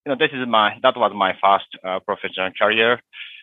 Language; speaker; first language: English; non-native, fluent; Japanese